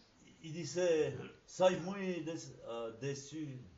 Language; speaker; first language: Spanish; non-native, fluent; French